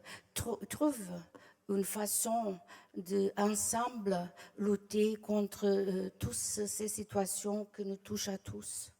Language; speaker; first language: French; non-native, fluent; Portuguese